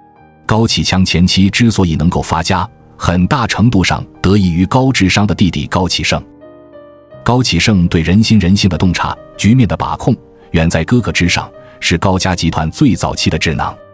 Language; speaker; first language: Chinese; native; Chinese